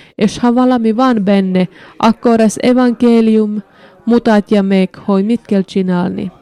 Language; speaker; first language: Hungarian; non-native, learner; Finnish